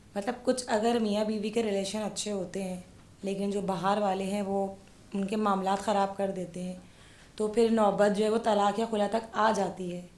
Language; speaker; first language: Urdu; native; Urdu